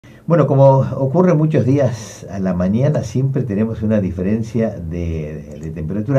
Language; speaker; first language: Spanish; native; Spanish